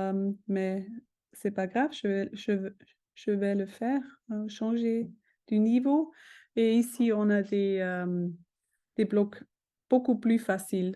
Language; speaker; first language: French; non-native, fluent; German